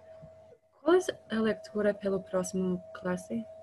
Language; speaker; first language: Spanish; non-native, learner; English